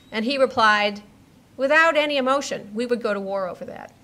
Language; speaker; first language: English; native; English